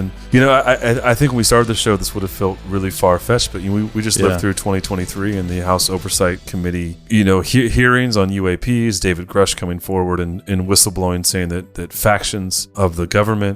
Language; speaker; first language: English; native; English